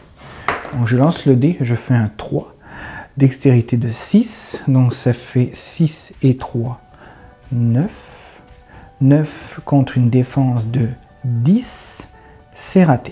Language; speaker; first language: French; native; French